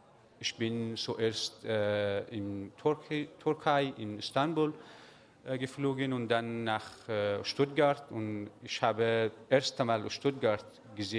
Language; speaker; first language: German; non-native, learner; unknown